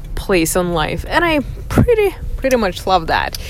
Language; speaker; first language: English; non-native, fluent; Russian